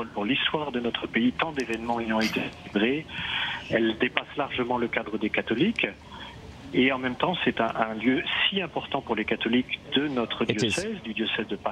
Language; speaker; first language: French; native; French